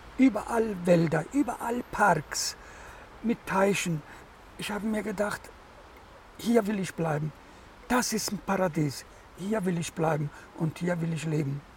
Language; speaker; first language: German; non-native, fluent; Italian